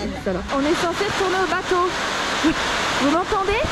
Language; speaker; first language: French; native; French